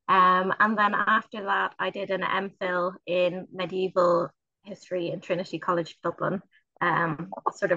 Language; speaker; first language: English; native; English